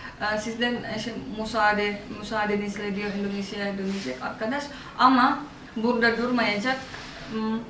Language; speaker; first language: Turkish; non-native, learner; Indonesian